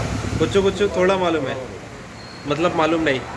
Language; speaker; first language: Hindi; non-native, learner; Malayalam